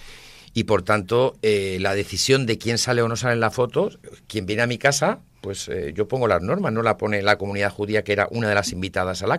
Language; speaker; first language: Spanish; native; Spanish